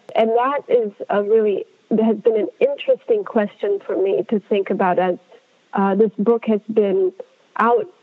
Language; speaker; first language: English; non-native, fluent; Amharic